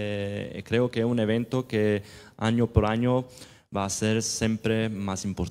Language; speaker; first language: Spanish; non-native, fluent; Italian